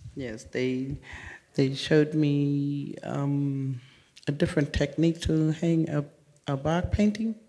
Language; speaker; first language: English; native; English